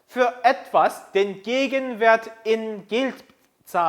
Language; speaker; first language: German; non-native, fluent; Korean